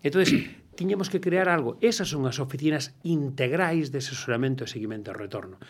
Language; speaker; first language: Galician; non-native, local second language; Spanish